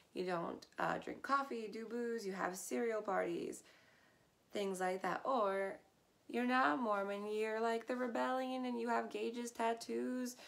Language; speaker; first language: English; native; English